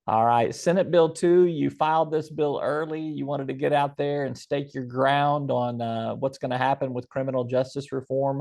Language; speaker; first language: English; native; English